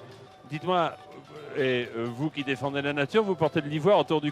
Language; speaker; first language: French; native; French